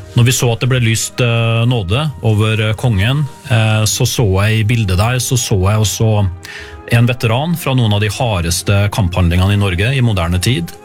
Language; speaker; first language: Norwegian; native; Norwegian